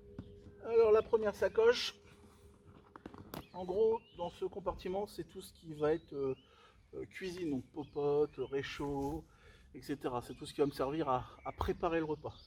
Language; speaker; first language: French; native; French